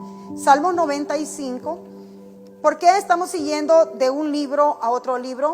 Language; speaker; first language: Spanish; native; Spanish